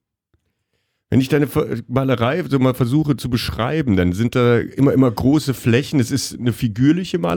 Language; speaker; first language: German; native; German